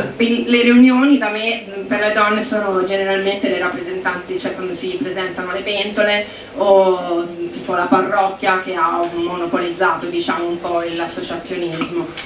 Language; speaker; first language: Italian; native; Italian